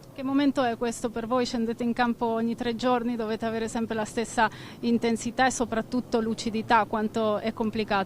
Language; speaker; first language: Italian; native; Italian